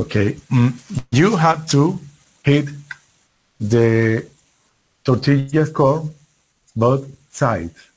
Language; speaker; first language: English; non-native, learner; Spanish